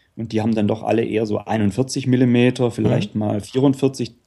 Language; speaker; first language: German; native; German